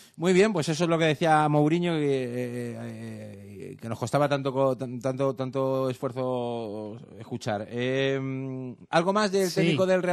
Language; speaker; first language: Spanish; native; Spanish